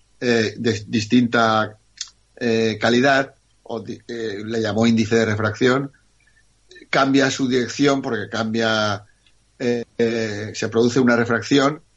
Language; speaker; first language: Spanish; native; Spanish